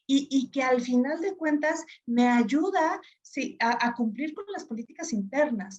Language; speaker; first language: Spanish; native; Spanish